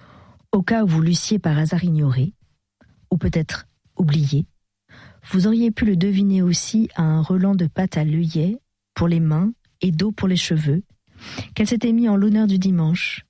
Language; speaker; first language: French; native; French